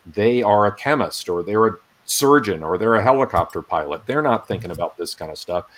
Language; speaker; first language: English; native; English